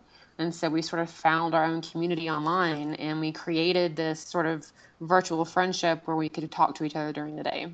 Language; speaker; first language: English; native; English